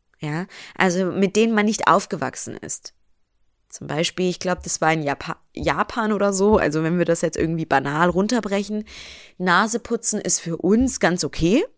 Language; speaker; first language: German; early bilingual, other home language; Persian